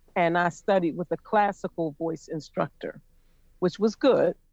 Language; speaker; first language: English; native; English